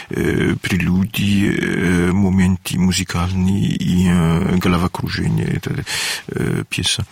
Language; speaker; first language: Russian; non-native, learner; French